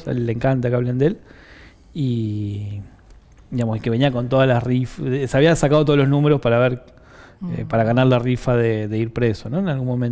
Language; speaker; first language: Spanish; native; Spanish